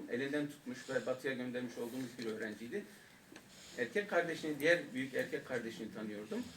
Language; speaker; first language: Turkish; non-native, local second language; Kurdish